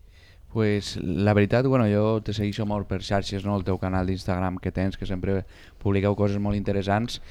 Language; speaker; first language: Catalan; native; Catalan